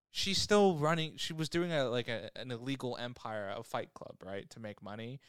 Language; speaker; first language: English; native; English